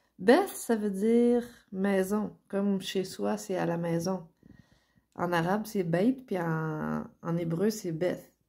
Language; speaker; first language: French; native; French